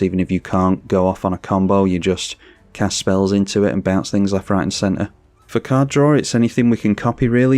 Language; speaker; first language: English; native; English